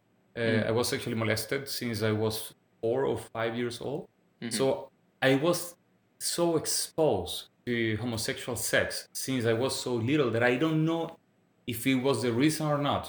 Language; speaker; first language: English; non-native, fluent; Spanish